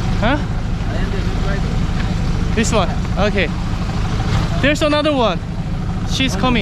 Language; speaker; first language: English; non-native, learner; Korean